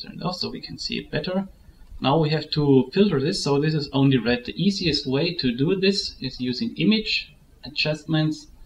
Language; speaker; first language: English; non-native, fluent; German